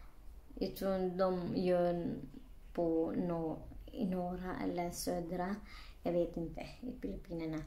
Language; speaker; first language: Swedish; non-native, learner; Filipino